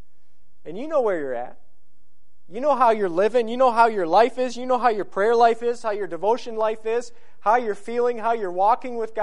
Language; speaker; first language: English; native; English